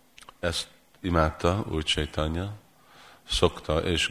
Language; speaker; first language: Hungarian; early bilingual, heritage; Hungarian